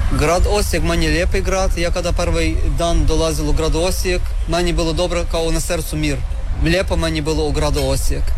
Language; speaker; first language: Serbian; non-native, learner; Ukrainian